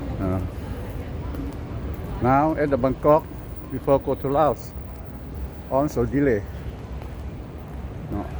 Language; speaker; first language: English; non-native, learner; Lao